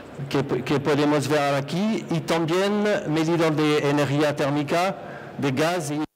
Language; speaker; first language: Spanish; non-native, fluent; French